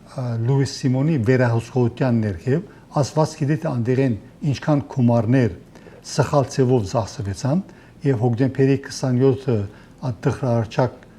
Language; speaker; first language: Armenian; early bilingual, heritage; Armenian